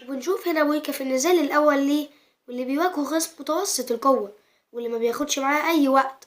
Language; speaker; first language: Arabic; native; Arabic